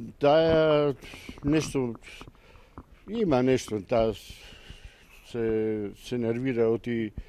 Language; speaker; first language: Macedonian; native; Macedonian